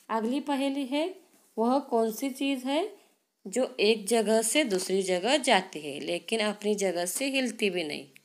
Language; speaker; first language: Hindi; non-native, local second language; Marathi